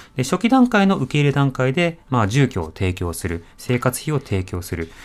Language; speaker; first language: Japanese; native; Japanese